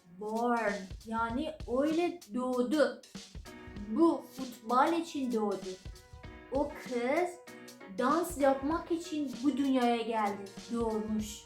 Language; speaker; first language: Turkish; non-native, fluent; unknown